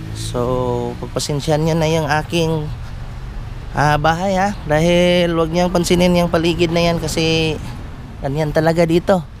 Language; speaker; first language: Filipino; non-native, local second language; Cebuano